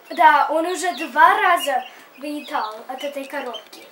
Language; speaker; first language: Russian; early bilingual, heritage; English